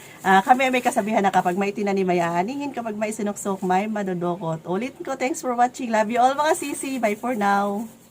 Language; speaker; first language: Filipino; non-native, local second language; Cebuano